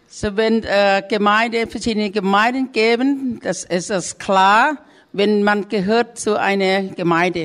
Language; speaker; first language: German; non-native, learner; Thai